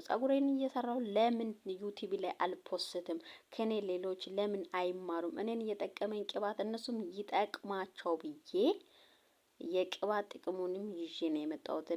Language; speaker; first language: Amharic; non-native, local second language; Oromo